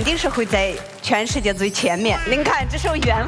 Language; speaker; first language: Chinese; non-native, fluent; Ukrainian